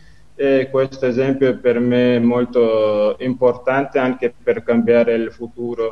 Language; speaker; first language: Italian; non-native, learner; Chechen